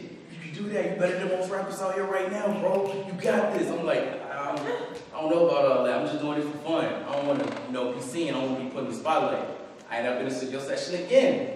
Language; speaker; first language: English; native; English